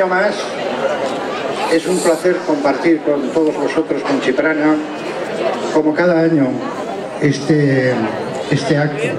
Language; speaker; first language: Spanish; native; Spanish